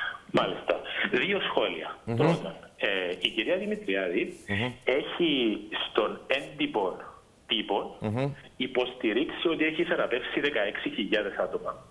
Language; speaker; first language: Greek; native; Greek